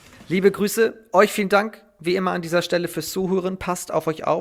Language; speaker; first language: German; native; German